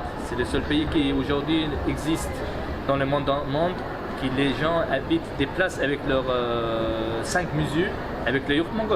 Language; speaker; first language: French; non-native, fluent; Mongolian